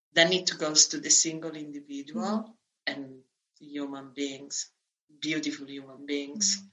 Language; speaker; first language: English; non-native, fluent; Italian